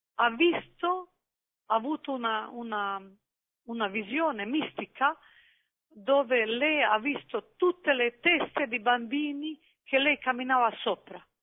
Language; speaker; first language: Italian; non-native, fluent; Croatian